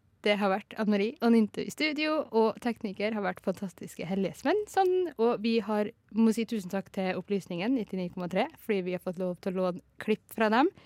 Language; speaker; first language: Norwegian; native; Norwegian